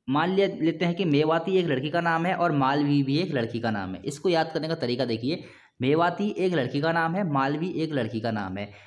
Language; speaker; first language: Hindi; native; Hindi